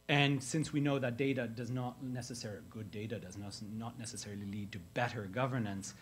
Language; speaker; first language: English; native; English